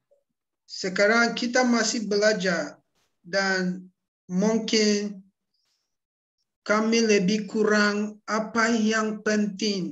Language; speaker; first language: Indonesian; non-native, learner; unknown